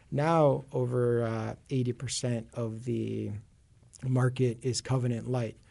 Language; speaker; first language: English; native; English